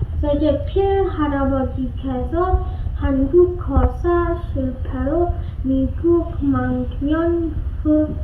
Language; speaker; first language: Korean; early bilingual, heritage; Korean